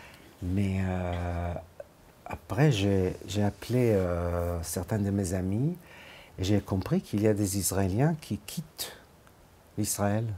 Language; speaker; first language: French; non-native, fluent; Hebrew